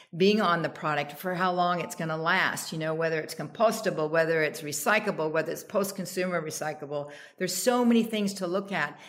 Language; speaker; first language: English; native; English